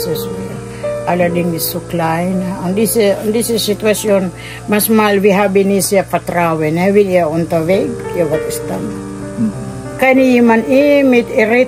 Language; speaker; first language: German; non-native, learner; Filipino